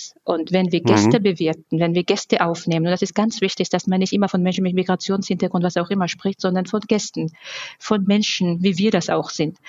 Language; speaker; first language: German; non-native, fluent; Georgian